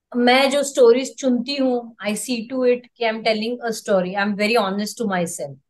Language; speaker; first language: Hindi; non-native, local second language; Marathi